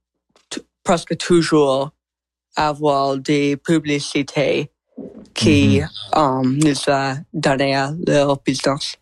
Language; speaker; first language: French; non-native, learner; English